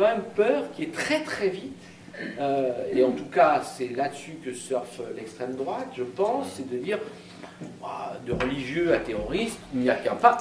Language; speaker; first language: French; native; French